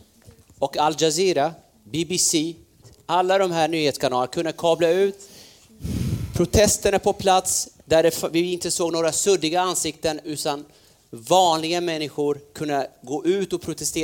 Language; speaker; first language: Swedish; non-native, fluent; Kurdish